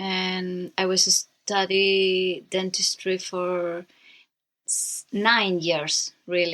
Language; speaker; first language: English; non-native, learner; Spanish